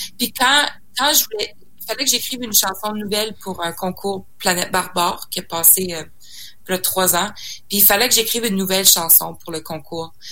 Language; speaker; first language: French; native; French